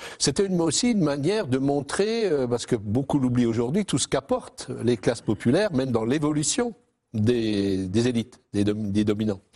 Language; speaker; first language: French; native; French